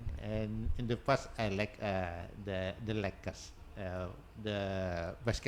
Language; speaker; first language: English; non-native, learner; Indonesian